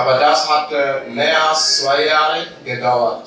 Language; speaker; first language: German; non-native, learner; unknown